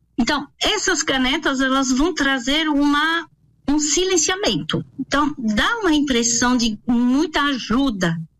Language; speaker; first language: Portuguese; non-native, fluent; French